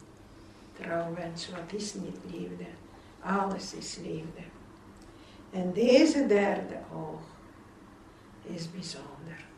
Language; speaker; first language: Dutch; non-native, fluent; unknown